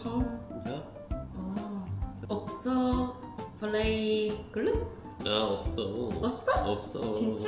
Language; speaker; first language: Korean; non-native, learner; Vietnamese